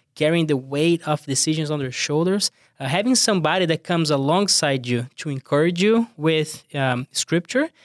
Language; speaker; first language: English; non-native, fluent; Portuguese